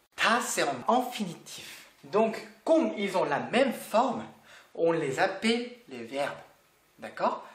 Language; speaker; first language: French; non-native, fluent; Korean